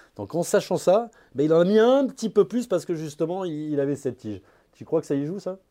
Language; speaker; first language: French; native; French